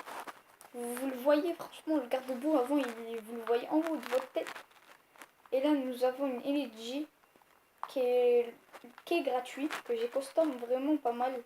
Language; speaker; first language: French; native; French